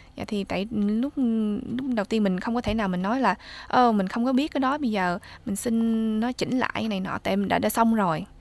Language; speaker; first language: Vietnamese; early bilingual, heritage; Vietnamese